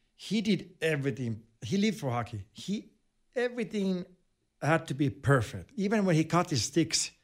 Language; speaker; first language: English; non-native, fluent; Finnish